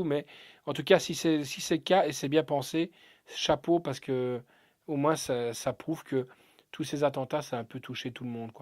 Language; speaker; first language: French; native; French